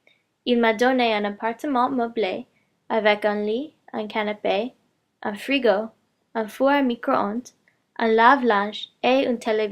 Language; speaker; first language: French; non-native, learner; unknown